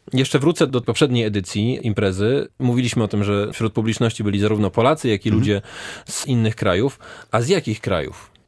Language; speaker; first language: Polish; native; Polish